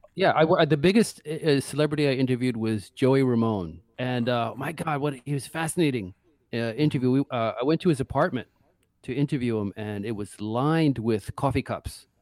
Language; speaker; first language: English; native; English